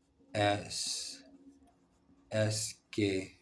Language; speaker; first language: French; non-native, learner; Portuguese